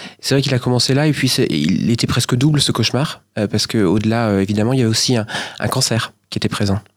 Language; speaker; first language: French; native; French